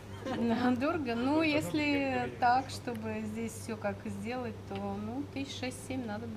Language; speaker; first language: Russian; native; Russian